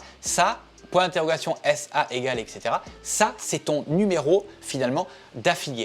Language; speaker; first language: French; native; French